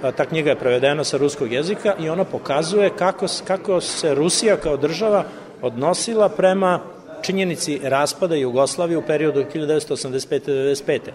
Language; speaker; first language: Serbian; native; Serbian